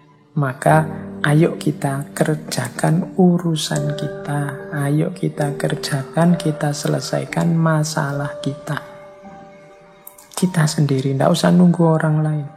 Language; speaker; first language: Indonesian; native; Indonesian